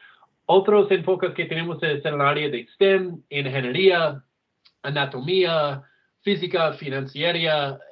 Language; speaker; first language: Spanish; non-native, fluent; English